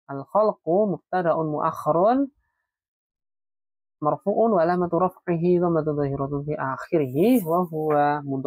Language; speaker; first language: Arabic; non-native, fluent; Indonesian